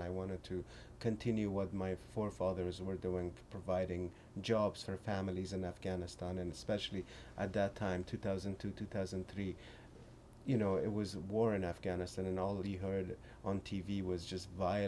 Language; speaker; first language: English; early bilingual, other home language; Persian